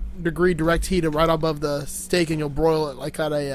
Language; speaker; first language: English; native; English